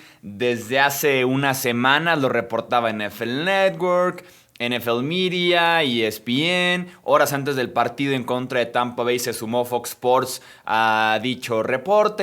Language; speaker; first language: Spanish; native; Spanish